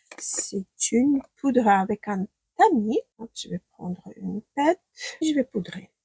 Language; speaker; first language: French; non-native, fluent; Ukrainian